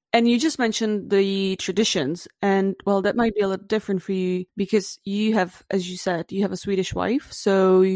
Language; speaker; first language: English; non-native, fluent; Czech